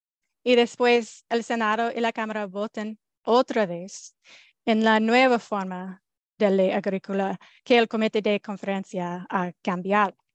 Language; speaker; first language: Spanish; non-native, fluent; English